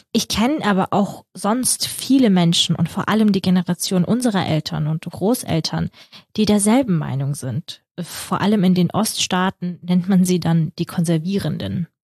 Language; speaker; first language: German; early bilingual, other home language; Russian